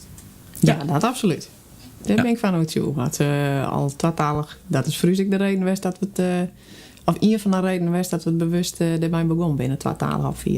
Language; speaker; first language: Dutch; native; Dutch